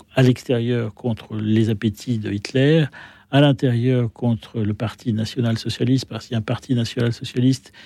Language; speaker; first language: French; native; French